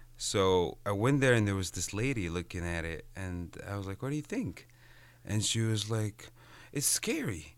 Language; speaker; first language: English; non-native, fluent; Arabic